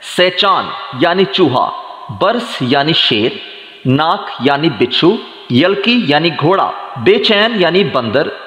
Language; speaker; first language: Urdu; native; Urdu